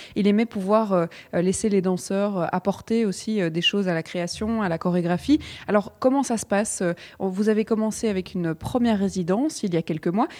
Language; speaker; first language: French; native; French